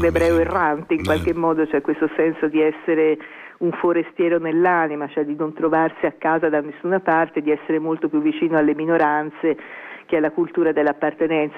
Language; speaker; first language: Italian; native; Italian